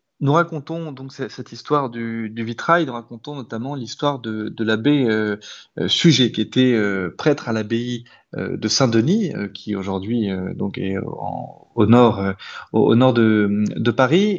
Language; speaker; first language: French; native; French